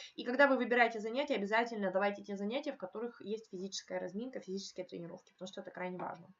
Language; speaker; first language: Russian; native; Russian